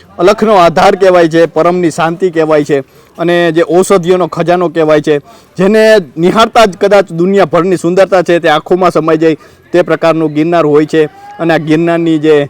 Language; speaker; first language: Gujarati; native; Gujarati